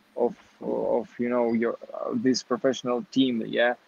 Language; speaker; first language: English; non-native, learner; Ukrainian